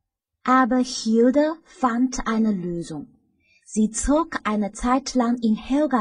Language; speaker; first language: German; non-native, fluent; Chinese